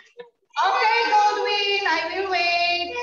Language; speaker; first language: English; non-native, fluent; Indonesian